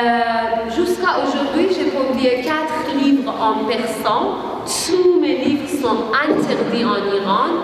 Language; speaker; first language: French; non-native, learner; Persian